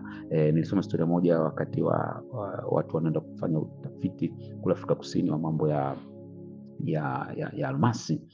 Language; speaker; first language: Swahili; native; Swahili